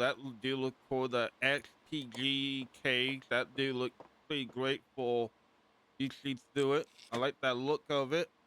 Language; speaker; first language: English; native; English